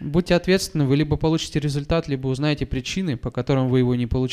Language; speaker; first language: Russian; native; Russian